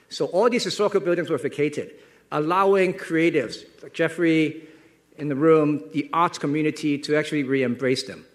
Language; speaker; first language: English; non-native, local second language; Cantonese